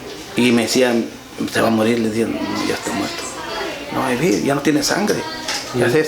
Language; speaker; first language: Spanish; native; Spanish